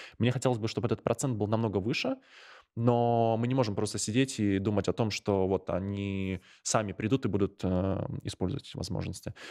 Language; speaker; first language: Russian; non-native, local second language; Latvian